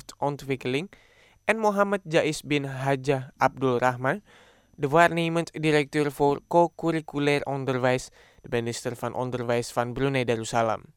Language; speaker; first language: Dutch; non-native, fluent; Indonesian